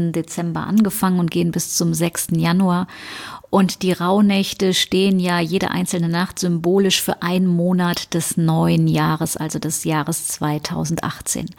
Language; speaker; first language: German; native; German